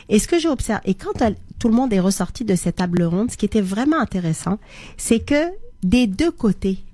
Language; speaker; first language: French; non-native, local second language; Arabic